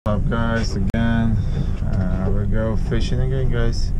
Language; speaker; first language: English; non-native, learner; Russian